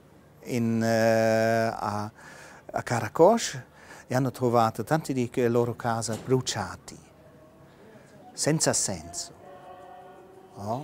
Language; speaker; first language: Italian; non-native, fluent; German